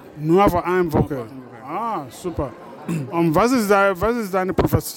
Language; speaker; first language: German; non-native, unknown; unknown